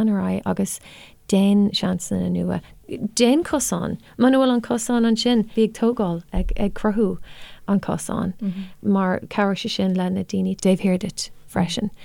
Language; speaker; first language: Irish; non-native, local second language; English